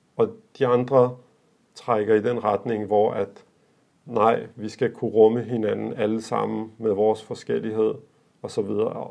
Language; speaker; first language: Danish; early bilingual, other home language; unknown